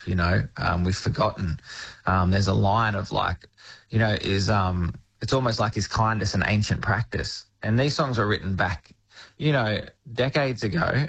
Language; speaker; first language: English; native; English